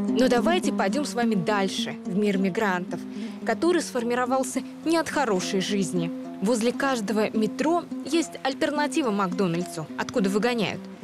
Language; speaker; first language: Russian; native; Russian